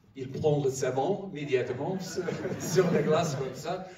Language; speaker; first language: French; non-native, learner; English